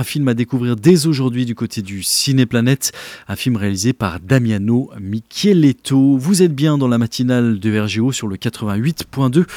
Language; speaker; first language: French; native; French